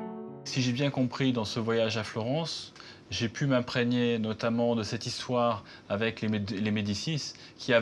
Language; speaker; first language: French; native; French